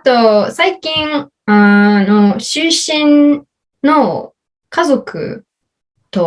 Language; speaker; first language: Japanese; non-native, learner; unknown